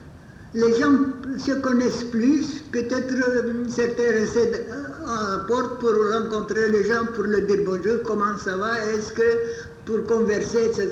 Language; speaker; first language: French; non-native, fluent; Bulgarian